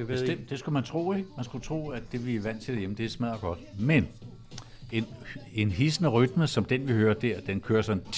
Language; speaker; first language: Danish; native; Danish